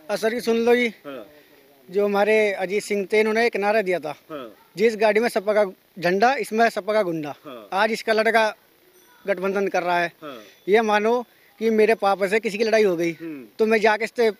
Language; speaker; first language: Hindi; native; Hindi